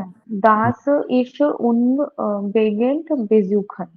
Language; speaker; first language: German; non-native, learner; Hindi